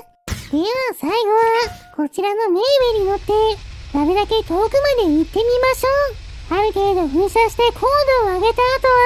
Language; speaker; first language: Japanese; native; Japanese